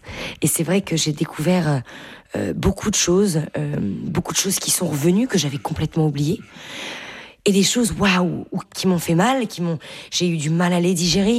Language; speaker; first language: French; native; French